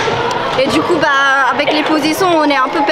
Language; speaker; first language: French; early bilingual, other home language; Filipino